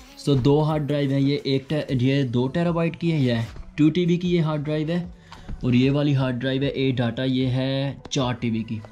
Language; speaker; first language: Hindi; native; Hindi